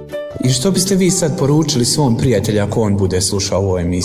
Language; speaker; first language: Croatian; native; Croatian